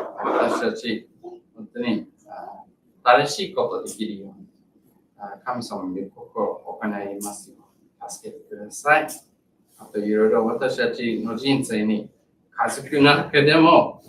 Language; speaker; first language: Japanese; non-native, learner; English